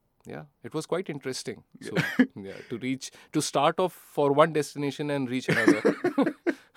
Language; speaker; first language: English; non-native, local second language; Hindi